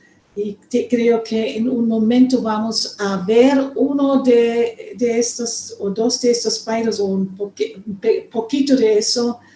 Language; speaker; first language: Spanish; non-native, fluent; German